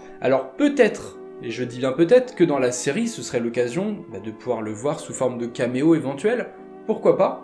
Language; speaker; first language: French; native; French